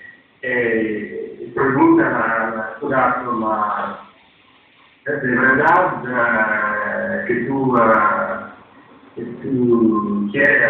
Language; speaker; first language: Italian; non-native, fluent; English